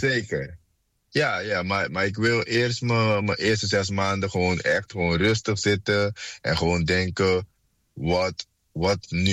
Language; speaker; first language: Dutch; non-native, fluent; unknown